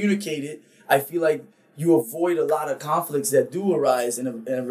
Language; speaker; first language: English; non-native, fluent; Papiamento